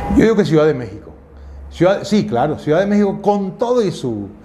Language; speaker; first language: Spanish; native; Spanish